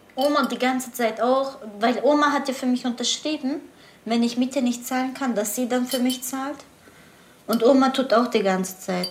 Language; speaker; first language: German; early bilingual, other home language; Turkish